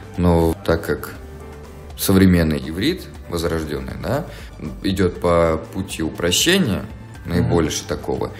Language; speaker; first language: Russian; native; Russian